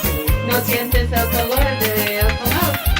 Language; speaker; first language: Spanish; non-native, learner; English